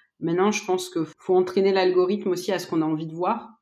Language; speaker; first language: French; native; French